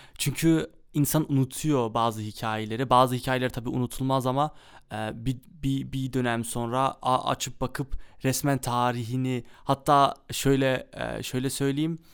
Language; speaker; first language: Turkish; early bilingual, heritage; Turkish